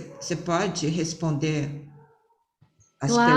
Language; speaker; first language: Portuguese; early bilingual, other home language; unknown